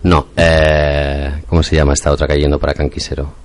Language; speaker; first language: Spanish; non-native, local second language; Catalan